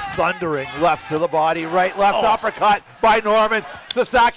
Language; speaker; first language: English; native; English